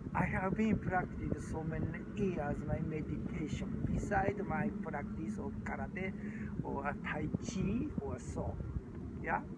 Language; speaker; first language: English; non-native, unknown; Japanese